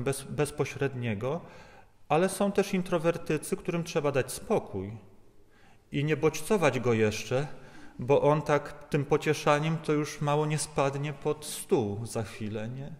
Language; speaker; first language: Polish; native; Polish